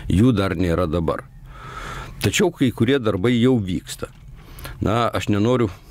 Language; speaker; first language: Lithuanian; native; Lithuanian